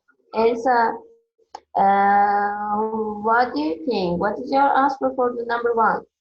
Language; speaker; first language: English; non-native, fluent; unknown